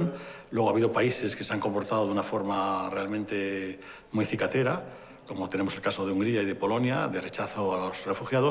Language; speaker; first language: Spanish; native; Spanish